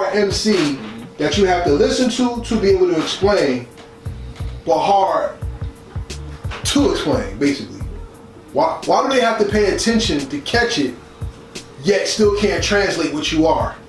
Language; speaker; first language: English; native; English